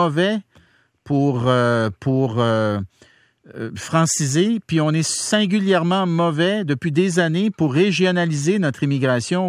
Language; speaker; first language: French; native; French